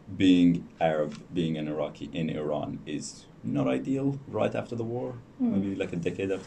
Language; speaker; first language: English; non-native, fluent; Persian